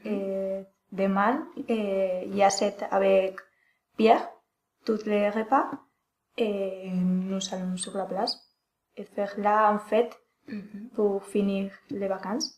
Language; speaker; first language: French; non-native, learner; Spanish